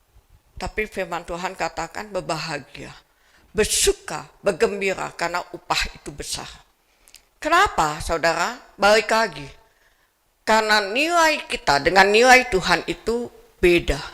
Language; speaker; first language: Indonesian; native; Indonesian